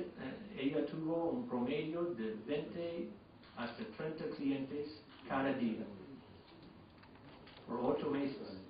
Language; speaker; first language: Spanish; non-native, fluent; English